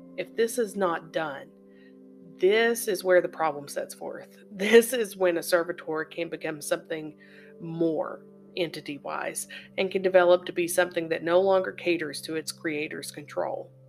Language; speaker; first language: English; native; English